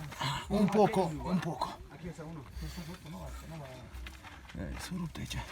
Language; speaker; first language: Spanish; non-native, learner; Romanian